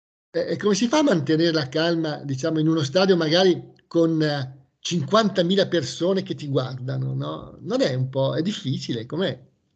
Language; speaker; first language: Italian; native; Italian